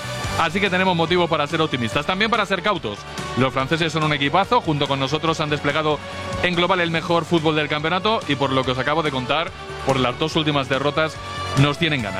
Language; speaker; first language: Spanish; native; Spanish